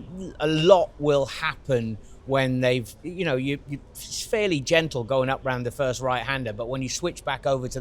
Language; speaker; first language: English; native; English